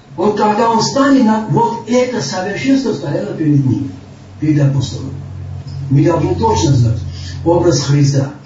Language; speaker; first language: Russian; non-native, local second language; Georgian